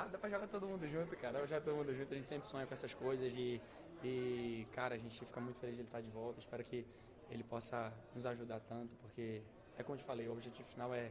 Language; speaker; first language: Portuguese; native; Portuguese